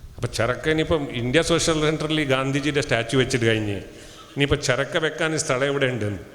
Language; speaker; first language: Malayalam; non-native, local second language; Tulu